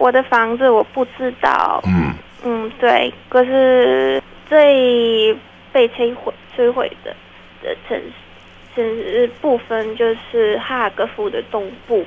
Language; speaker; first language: Chinese; non-native, fluent; Ukrainian